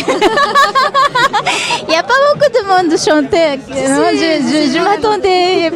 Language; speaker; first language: French; non-native, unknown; Japanese